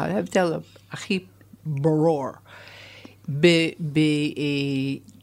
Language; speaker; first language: Hebrew; non-native, fluent; English